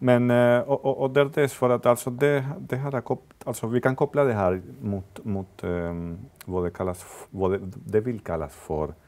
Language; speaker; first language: Swedish; non-native, fluent; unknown